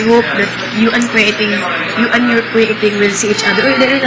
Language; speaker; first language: English; non-native, local second language; Filipino